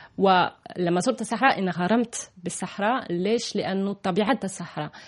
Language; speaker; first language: Arabic; non-native, fluent; French